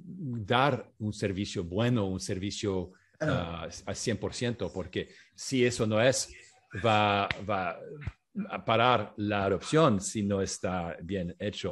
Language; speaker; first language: Spanish; non-native, fluent; French